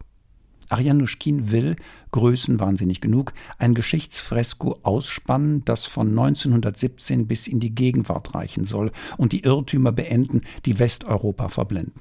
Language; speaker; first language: German; native; German